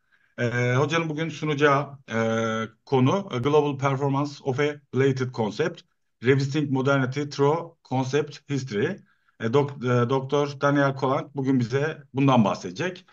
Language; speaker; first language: Turkish; native; Turkish